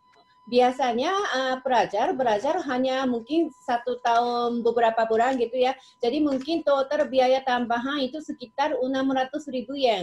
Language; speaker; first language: Indonesian; non-native, fluent; Japanese